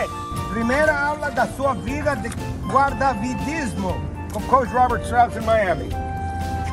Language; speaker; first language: Spanish; non-native, fluent; English